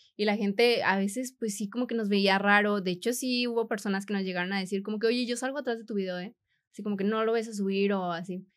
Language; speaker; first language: Spanish; native; Spanish